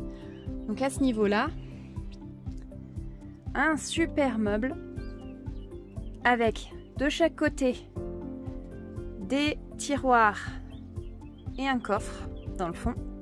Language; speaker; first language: French; native; French